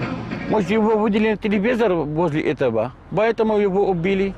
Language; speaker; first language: Russian; non-native, learner; Arabic